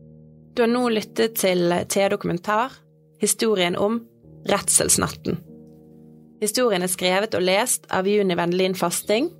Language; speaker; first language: Norwegian; native; Norwegian